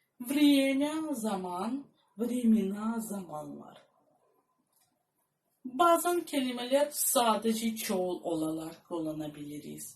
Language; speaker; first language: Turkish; non-native, fluent; Russian